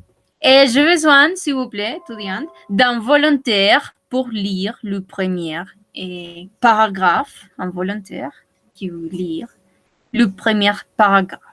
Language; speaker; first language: French; non-native, learner; Spanish